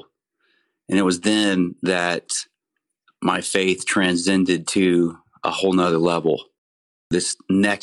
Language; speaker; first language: English; native; English